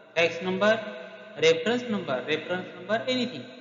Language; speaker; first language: Hindi; non-native, local second language; Marathi